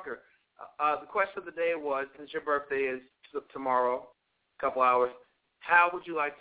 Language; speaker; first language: English; native; English